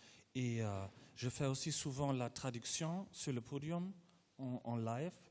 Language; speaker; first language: French; non-native, learner; German